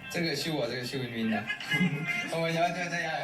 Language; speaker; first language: Chinese; non-native, learner; Thai